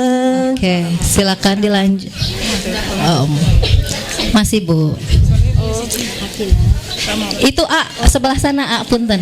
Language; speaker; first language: Indonesian; native; Indonesian